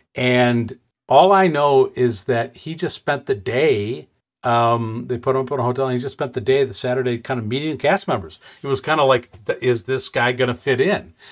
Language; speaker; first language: English; native; English